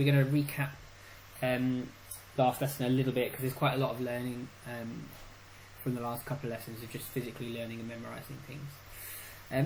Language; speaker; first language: English; native; English